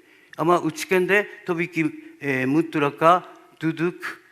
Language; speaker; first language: Turkish; non-native, learner; Japanese